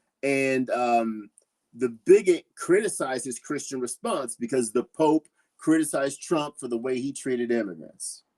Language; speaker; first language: English; native; English